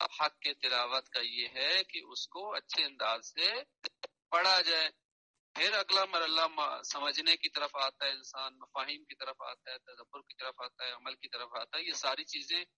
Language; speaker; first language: Urdu; non-native, local second language; Punjabi